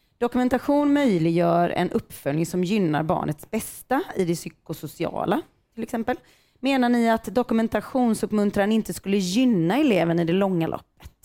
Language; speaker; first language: Swedish; native; Swedish